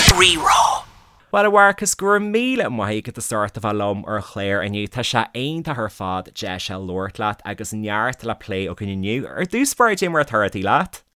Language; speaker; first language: Irish; native; Irish